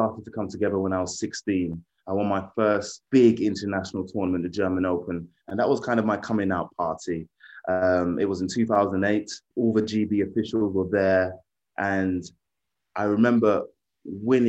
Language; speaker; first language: English; native; English